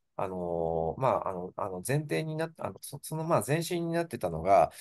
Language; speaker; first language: Japanese; native; Japanese